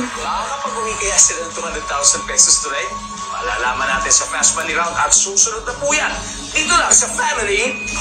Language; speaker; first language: Filipino; native; Filipino